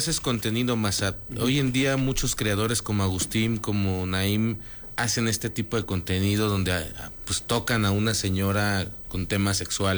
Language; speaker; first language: Spanish; native; Spanish